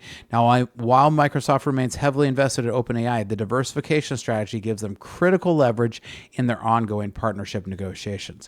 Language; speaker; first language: English; native; English